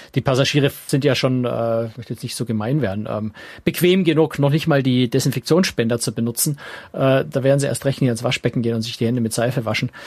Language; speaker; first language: German; native; German